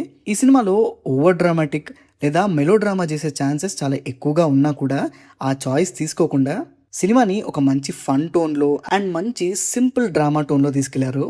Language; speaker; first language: Telugu; native; Telugu